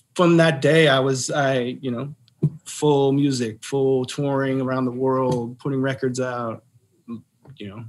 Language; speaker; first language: English; native; English